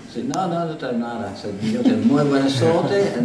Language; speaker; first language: Spanish; non-native, learner; English